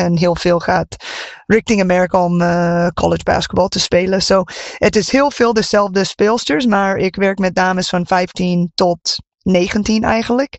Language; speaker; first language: Dutch; non-native, fluent; English